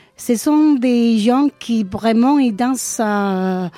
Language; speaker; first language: French; non-native, fluent; Spanish